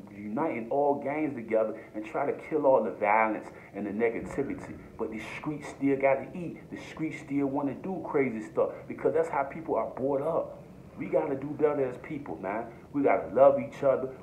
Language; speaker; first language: English; native; English